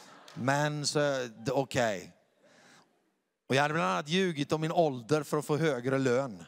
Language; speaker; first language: Swedish; native; Swedish